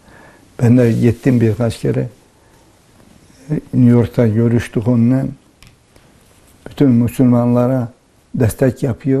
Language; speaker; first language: Turkish; early bilingual, heritage; Turkish